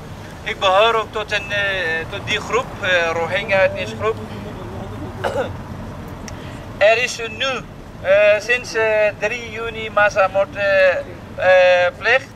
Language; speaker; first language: Dutch; non-native, fluent; Rohingya